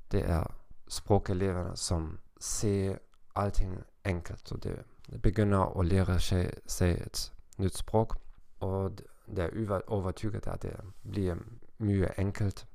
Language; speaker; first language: Swedish; non-native, learner; German